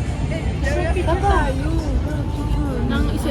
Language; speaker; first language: Filipino; native; Filipino